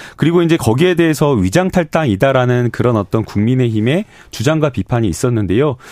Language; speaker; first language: Korean; native; Korean